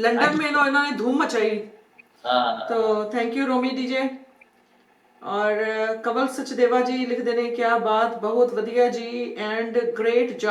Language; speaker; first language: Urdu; non-native, local second language; Punjabi